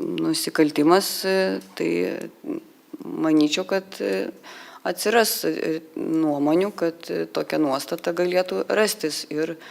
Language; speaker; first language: Lithuanian; non-native, local second language; Polish